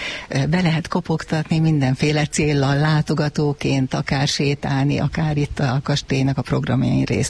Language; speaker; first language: Hungarian; native; Hungarian